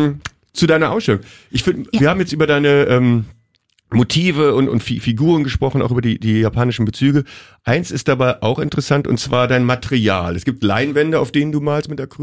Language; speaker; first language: German; native; German